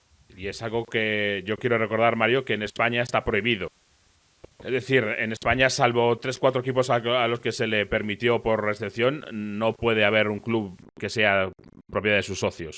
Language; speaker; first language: Spanish; native; Spanish